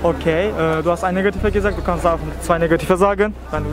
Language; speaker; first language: German; non-native, fluent; Turkish